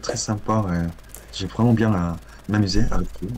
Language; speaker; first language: French; non-native, learner; Korean